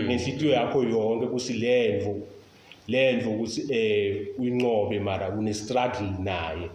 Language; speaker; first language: Zulu; non-native, local second language; Swati